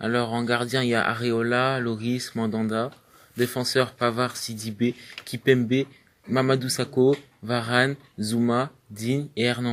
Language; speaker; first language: French; native; French